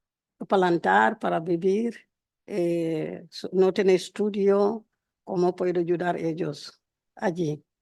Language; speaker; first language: Spanish; non-native, learner; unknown